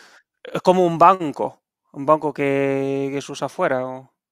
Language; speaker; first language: Spanish; non-native, fluent; Dutch